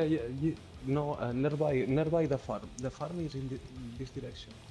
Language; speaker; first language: English; non-native, learner; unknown